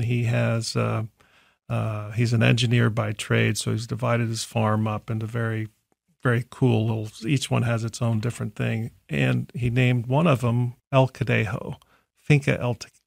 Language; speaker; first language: English; native; English